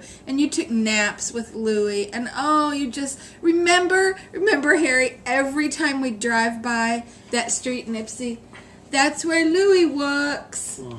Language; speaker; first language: English; native; English